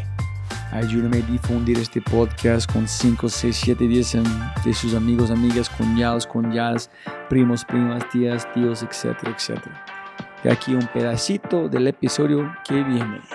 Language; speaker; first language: Spanish; non-native, fluent; English